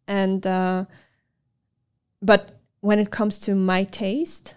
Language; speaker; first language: English; non-native, fluent; Polish